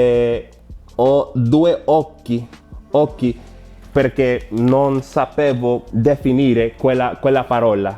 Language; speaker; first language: Italian; non-native, learner; Spanish